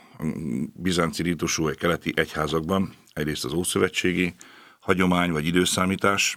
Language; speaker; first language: Hungarian; native; Hungarian